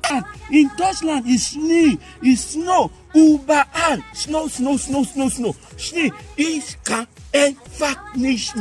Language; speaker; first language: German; non-native, learner; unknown